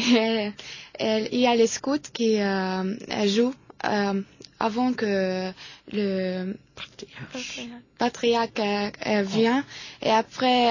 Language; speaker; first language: French; non-native, learner; Arabic